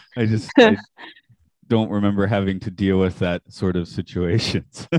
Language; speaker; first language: English; native; English